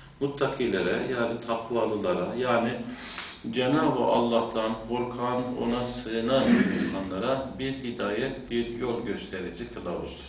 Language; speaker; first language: Turkish; native; Turkish